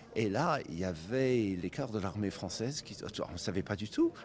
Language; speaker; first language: French; non-native, fluent; English